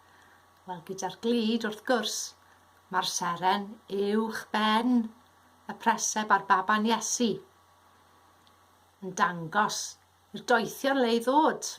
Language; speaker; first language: Welsh; native; Welsh